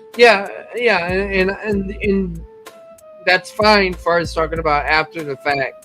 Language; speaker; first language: English; native; English